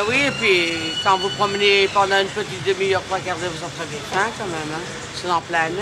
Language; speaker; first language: French; native; French